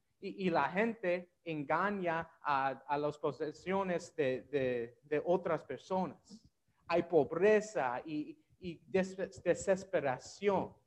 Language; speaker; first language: Spanish; non-native, learner; English